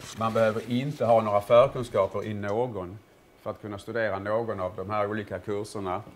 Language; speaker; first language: Swedish; native; Swedish